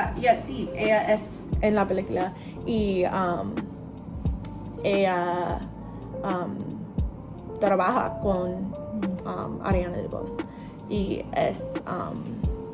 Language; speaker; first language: Spanish; non-native, learner; English